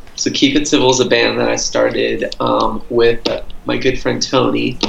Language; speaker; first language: English; early bilingual, other home language; Portuguese